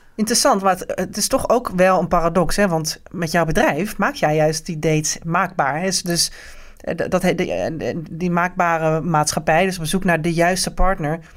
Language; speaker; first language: Dutch; native; Dutch